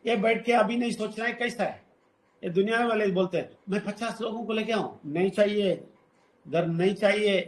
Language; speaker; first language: Hindi; non-native, local second language; Telugu